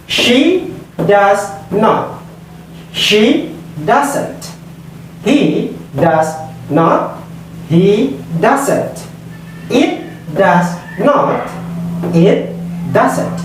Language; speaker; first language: English; non-native, fluent; Indonesian